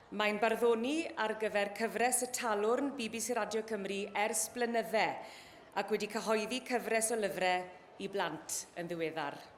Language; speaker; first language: Welsh; native; Welsh